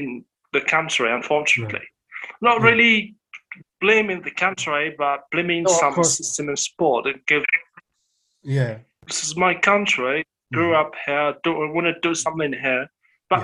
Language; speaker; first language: English; non-native, fluent; Arabic